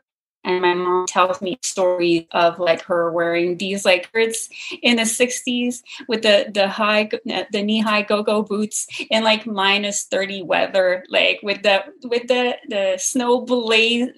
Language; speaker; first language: English; non-native, fluent; French